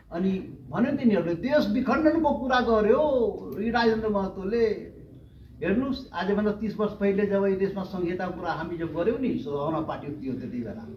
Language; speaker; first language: Nepali; non-native, local second language; Maithili